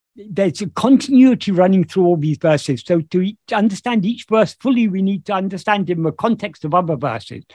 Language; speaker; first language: English; native; English